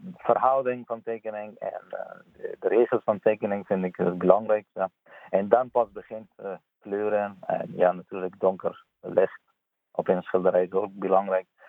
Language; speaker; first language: Dutch; non-native, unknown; Persian